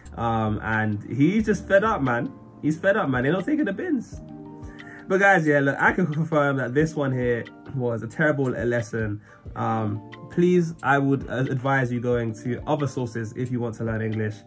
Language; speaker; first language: English; native; English